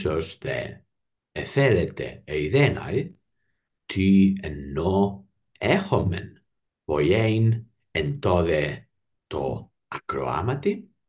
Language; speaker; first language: Greek; non-native, learner; Spanish